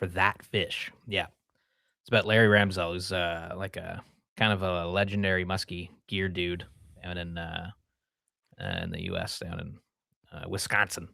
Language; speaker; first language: English; native; English